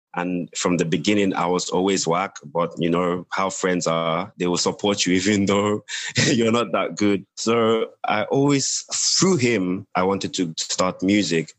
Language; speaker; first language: English; non-native, local second language; Yoruba